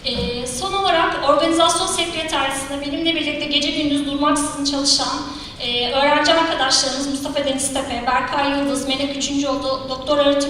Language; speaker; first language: Turkish; native; Turkish